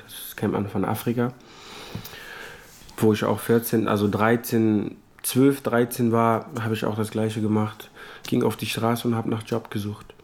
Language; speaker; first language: German; non-native, fluent; Portuguese